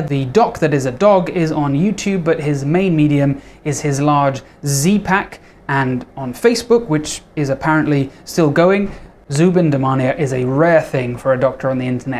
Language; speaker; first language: English; native; English